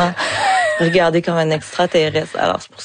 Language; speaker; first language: French; native; French